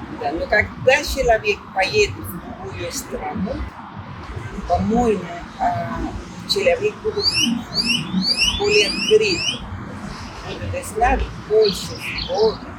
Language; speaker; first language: Russian; non-native, fluent; Spanish